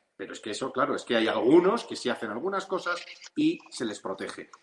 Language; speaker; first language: Spanish; native; Spanish